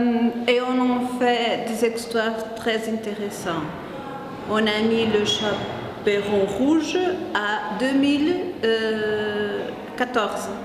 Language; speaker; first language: French; non-native, learner; Portuguese